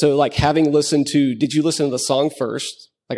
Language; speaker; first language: English; native; English